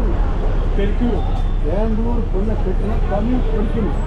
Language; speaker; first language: English; non-native, learner; Tamil